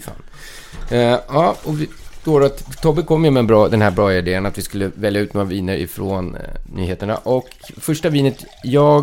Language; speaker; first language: Swedish; native; Swedish